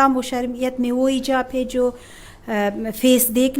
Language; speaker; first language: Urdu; non-native, fluent; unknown